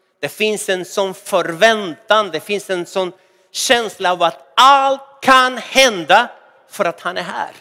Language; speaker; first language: Swedish; non-native, fluent; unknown